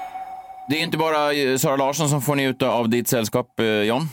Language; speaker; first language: Swedish; native; Swedish